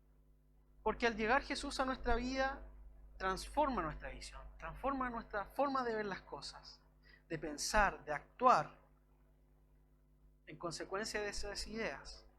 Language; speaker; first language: Spanish; native; Spanish